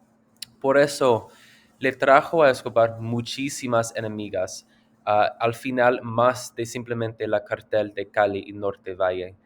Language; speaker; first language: Spanish; non-native, learner; English